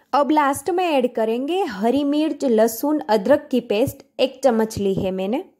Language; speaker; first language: Hindi; non-native, local second language; Gujarati